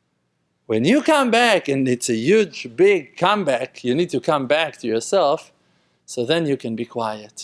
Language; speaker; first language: English; non-native, fluent; Hebrew